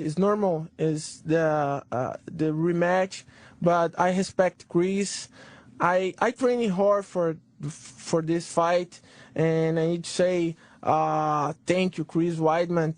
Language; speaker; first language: English; non-native, learner; Portuguese